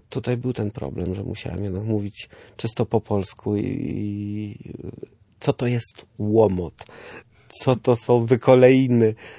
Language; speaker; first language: Polish; early bilingual, heritage; Polish